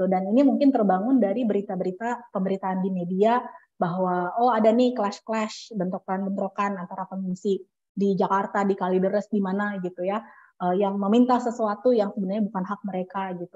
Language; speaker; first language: Indonesian; native; Indonesian